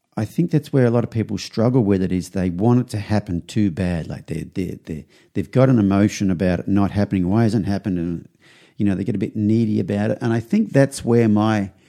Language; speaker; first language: English; native; English